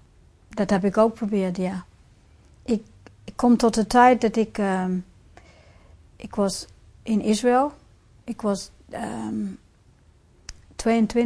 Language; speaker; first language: Dutch; non-native, fluent; English